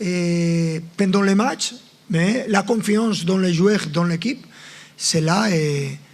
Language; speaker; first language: French; non-native, fluent; Spanish